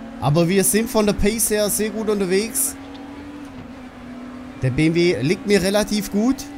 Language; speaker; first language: German; native; German